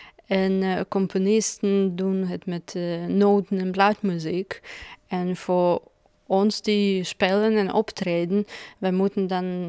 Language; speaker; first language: Dutch; non-native, fluent; Russian